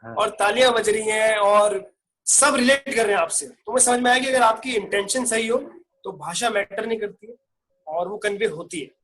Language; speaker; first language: Hindi; native; Hindi